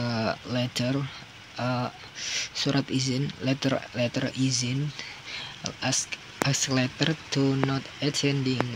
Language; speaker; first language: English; non-native, learner; Indonesian